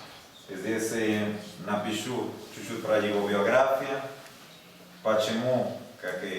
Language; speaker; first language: Russian; non-native, learner; Spanish